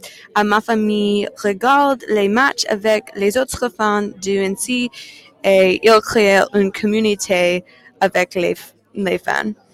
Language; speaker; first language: French; non-native, learner; English